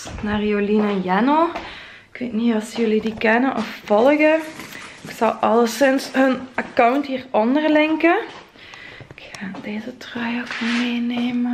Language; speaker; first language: Dutch; native; Dutch